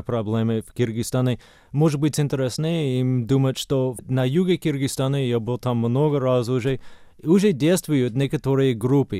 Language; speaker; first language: Russian; non-native, fluent; English